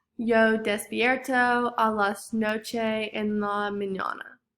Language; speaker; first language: Spanish; non-native, learner; English